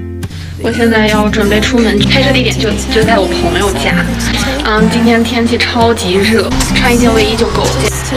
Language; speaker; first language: Chinese; native; Chinese